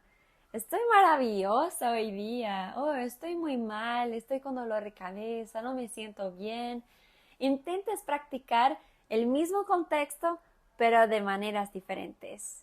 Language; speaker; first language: Spanish; non-native, fluent; Portuguese